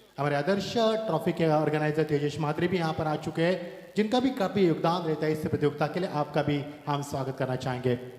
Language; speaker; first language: Hindi; non-native, local second language; Marathi